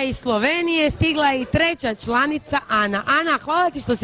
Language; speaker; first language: Croatian; native; Croatian